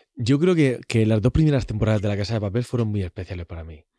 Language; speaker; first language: Spanish; native; Spanish